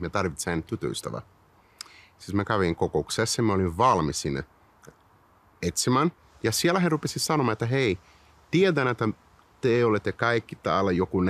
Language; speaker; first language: Finnish; non-native, fluent; Portuguese